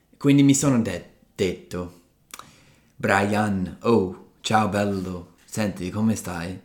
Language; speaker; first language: Italian; non-native, fluent; English